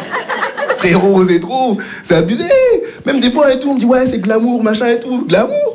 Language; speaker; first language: French; native; French